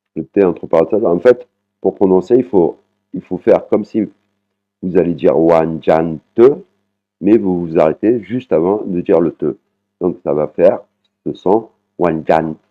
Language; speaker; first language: French; native; French